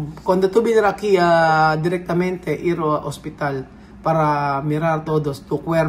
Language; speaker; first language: Spanish; non-native, learner; Filipino